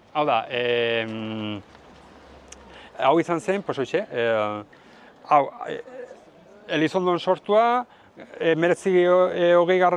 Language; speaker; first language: Basque; native; Basque